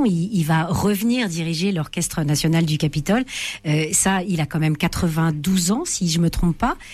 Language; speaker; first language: French; native; French